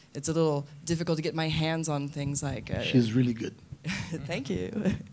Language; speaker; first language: English; non-native, fluent; Spanish